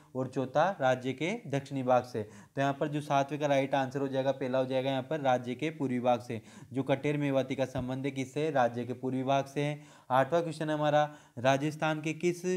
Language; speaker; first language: Hindi; native; Hindi